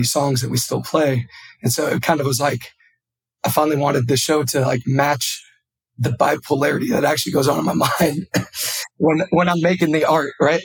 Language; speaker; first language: English; native; English